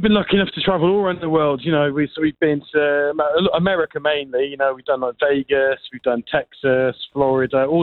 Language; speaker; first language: English; native; English